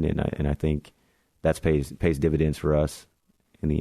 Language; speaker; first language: English; native; English